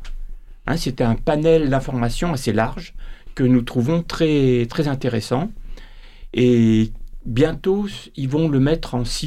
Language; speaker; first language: French; native; French